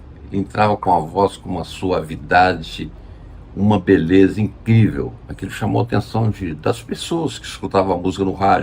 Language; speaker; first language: Portuguese; native; Portuguese